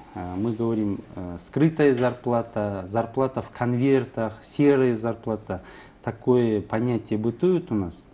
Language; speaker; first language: Russian; non-native, local second language; Kazakh